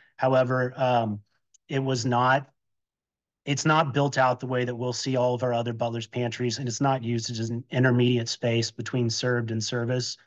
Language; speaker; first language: English; native; English